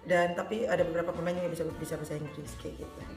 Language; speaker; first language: Indonesian; native; Indonesian